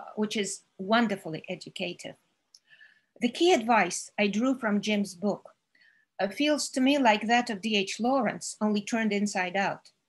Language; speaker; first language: English; non-native, fluent; Russian